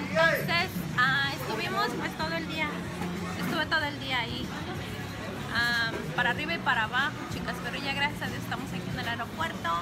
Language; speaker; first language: Spanish; native; Spanish